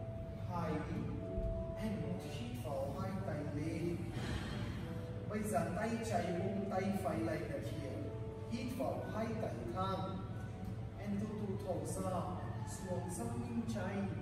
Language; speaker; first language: Vietnamese; non-native, learner; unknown